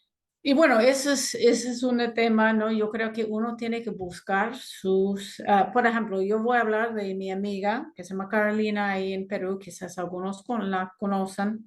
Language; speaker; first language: Spanish; non-native, fluent; English